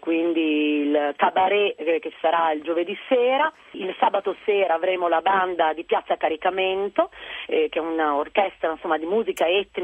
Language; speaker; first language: Italian; native; Italian